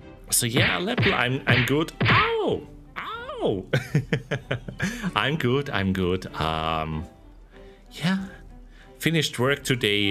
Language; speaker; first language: English; non-native, fluent; German